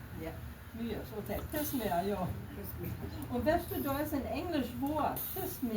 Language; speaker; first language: German; early bilingual, heritage; Low German